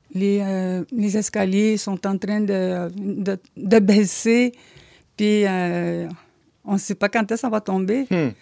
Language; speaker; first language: French; non-native, fluent; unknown